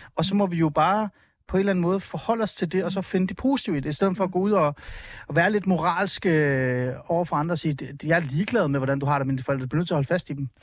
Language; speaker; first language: Danish; early bilingual, other home language; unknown